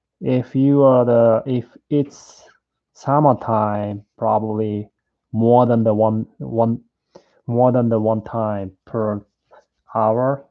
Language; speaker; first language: English; non-native, learner; Japanese